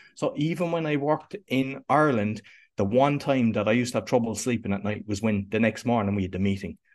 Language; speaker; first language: English; native; English